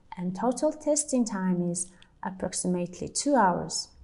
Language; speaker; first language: English; non-native, fluent; Mongolian